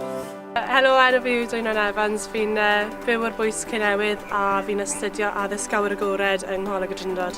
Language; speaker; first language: Welsh; native; Welsh